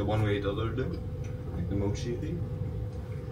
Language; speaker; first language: English; non-native, learner; Korean